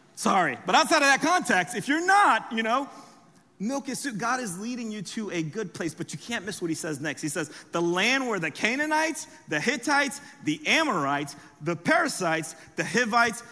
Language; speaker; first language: English; early bilingual, other home language; French